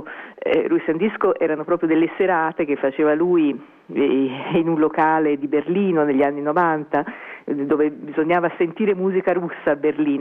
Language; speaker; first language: Italian; native; Italian